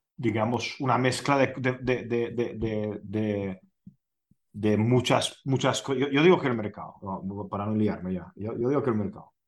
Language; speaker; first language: Spanish; non-native, fluent; Hungarian